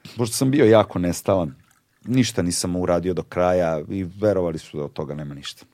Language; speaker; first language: Serbian; native; Serbian